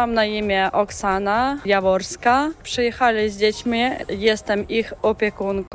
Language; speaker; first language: Polish; non-native, learner; Ukrainian